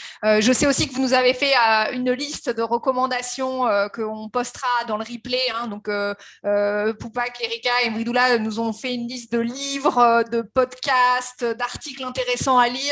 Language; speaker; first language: French; native; French